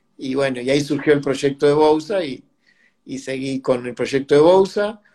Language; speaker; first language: Spanish; native; Spanish